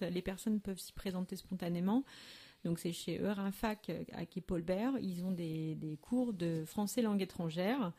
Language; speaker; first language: French; native; French